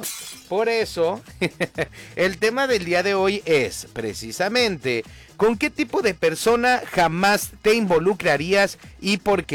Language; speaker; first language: Spanish; native; Spanish